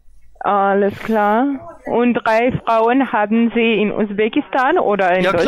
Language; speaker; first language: German; non-native, learner; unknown